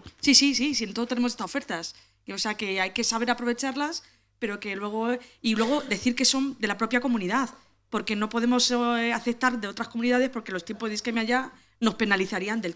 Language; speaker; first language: Spanish; native; Spanish